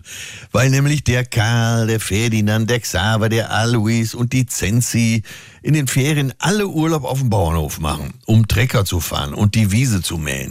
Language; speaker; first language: German; native; German